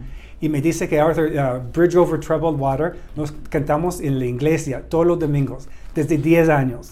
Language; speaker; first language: Spanish; non-native, learner; English